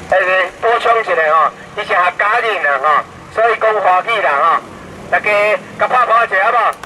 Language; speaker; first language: Chinese; non-native, local second language; Min Nan Chinese